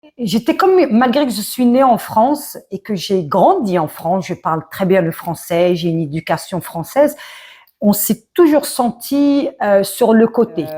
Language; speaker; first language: French; early bilingual, other home language; Arabic